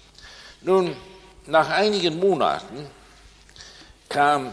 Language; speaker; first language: German; non-native, fluent; English